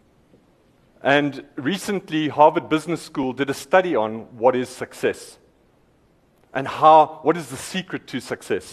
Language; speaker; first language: English; native; English